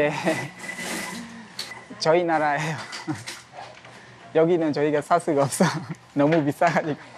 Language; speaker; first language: Korean; non-native, fluent; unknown